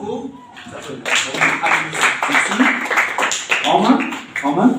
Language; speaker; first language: French; non-native, fluent; Arabic